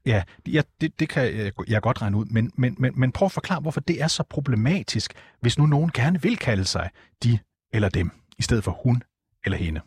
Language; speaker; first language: Danish; native; Danish